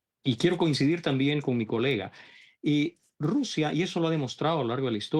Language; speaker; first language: Spanish; native; Spanish